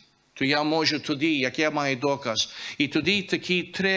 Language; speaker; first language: Ukrainian; early bilingual, heritage; Ukrainian